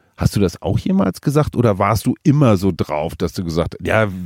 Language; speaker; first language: German; native; German